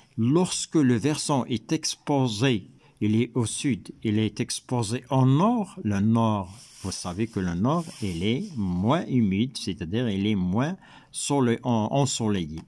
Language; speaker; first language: French; non-native, local second language; Arabic